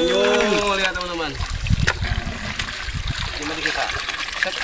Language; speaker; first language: Indonesian; non-native, local second language; Sundanese